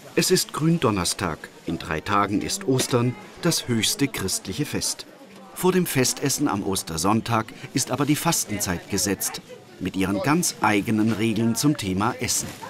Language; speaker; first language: German; native; German